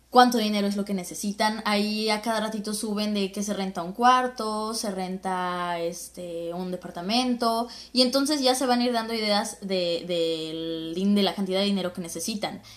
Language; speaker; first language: Spanish; native; Spanish